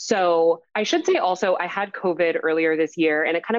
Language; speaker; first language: English; native; English